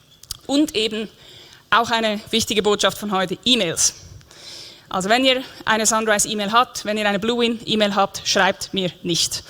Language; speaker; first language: German; native; German